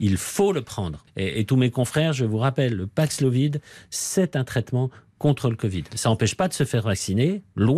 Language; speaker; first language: French; native; French